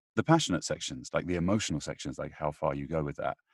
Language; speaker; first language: English; native; English